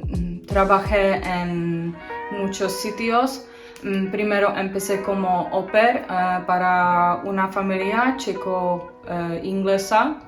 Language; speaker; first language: Spanish; non-native, fluent; Czech